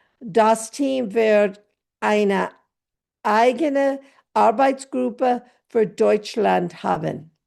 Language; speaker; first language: German; non-native, fluent; English